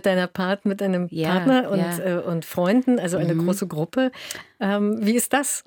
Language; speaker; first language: German; native; German